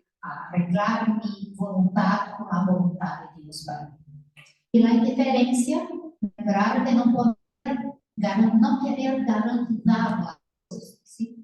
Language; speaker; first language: Spanish; non-native, learner; Portuguese